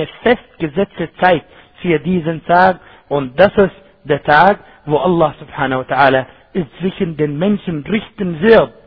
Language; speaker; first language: German; non-native, fluent; Arabic